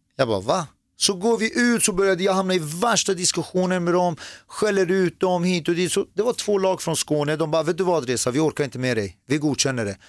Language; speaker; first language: Swedish; early bilingual, other home language; Persian